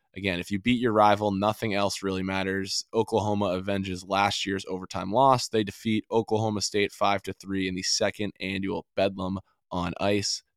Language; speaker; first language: English; native; English